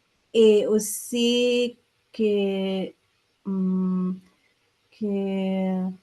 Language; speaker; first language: French; non-native, learner; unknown